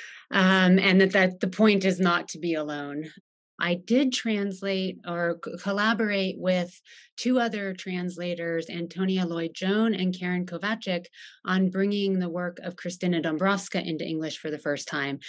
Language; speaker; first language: English; native; English